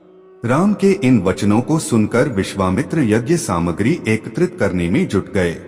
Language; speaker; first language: Hindi; native; Hindi